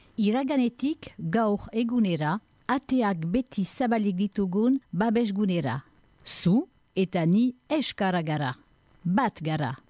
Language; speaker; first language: Basque; non-native, local second language; French